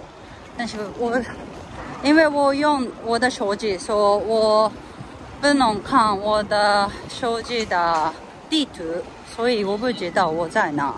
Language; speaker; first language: Chinese; non-native, learner; Japanese